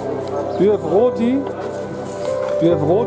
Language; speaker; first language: English; non-native, fluent; German